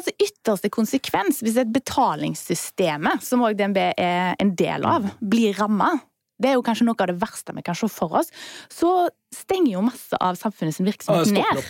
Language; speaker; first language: Norwegian; native; Norwegian